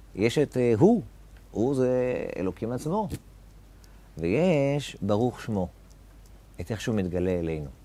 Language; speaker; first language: Hebrew; native; Hebrew